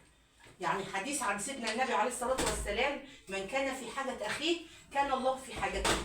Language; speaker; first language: Arabic; native; Arabic